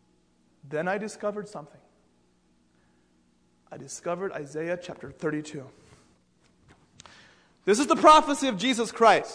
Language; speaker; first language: English; native; English